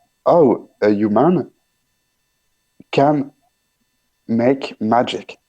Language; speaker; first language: English; non-native, learner; French